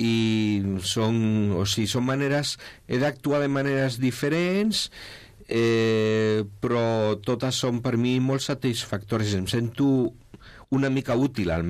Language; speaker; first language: Catalan; non-native, local second language; Spanish